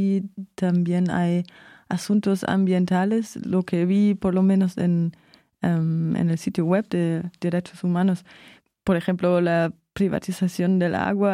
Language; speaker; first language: Spanish; non-native, fluent; German